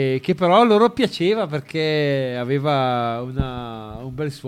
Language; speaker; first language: Italian; native; Italian